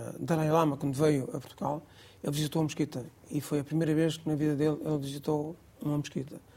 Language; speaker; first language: Portuguese; non-native, local second language; Gujarati